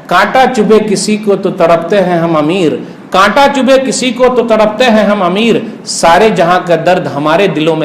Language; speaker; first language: Hindi; native; Hindi